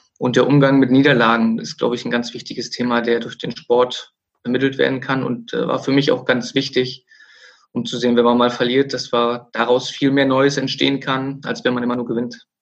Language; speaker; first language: German; native; German